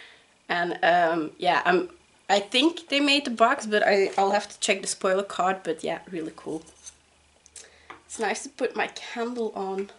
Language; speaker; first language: English; non-native, fluent; Dutch